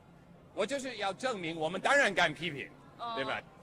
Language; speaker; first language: Chinese; non-native, fluent; English